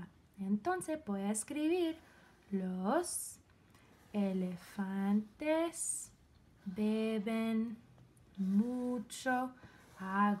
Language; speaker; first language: Spanish; non-native, fluent; English